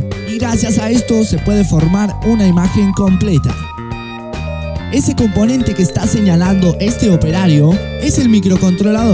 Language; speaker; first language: Spanish; native; Spanish